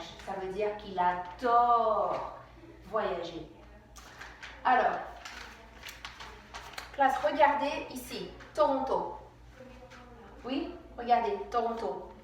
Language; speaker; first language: French; non-native, fluent; English